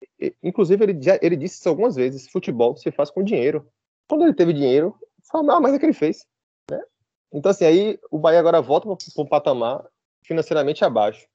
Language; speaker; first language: Portuguese; native; Portuguese